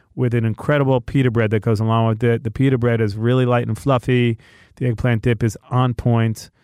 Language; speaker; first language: English; native; English